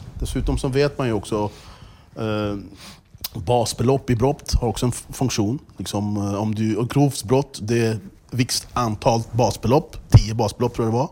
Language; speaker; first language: Swedish; early bilingual, other home language; English